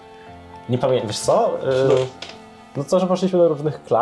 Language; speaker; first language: Polish; native; Polish